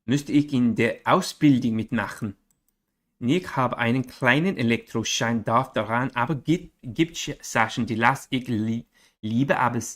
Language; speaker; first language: German; non-native, learner; English